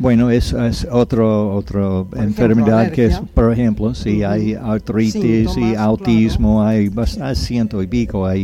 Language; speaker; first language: Spanish; non-native, fluent; English